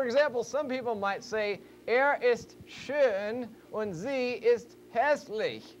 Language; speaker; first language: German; non-native, learner; English